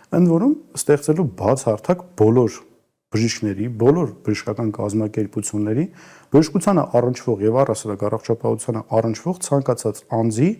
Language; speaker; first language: Armenian; native; Armenian